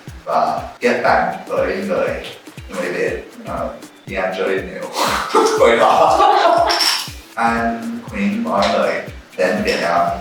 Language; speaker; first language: Vietnamese; non-native, learner; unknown